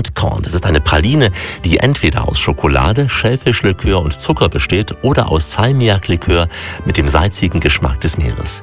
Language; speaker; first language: German; native; German